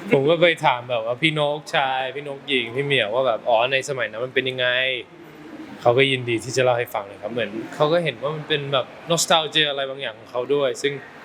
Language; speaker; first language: Thai; early bilingual, heritage; Thai